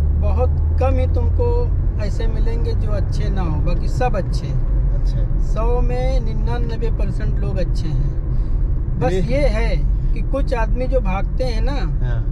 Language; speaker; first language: Hindi; native; Hindi